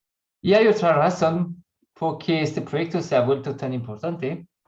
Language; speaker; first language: Spanish; non-native, learner; French